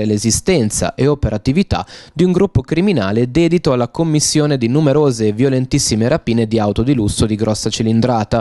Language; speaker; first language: Italian; native; Italian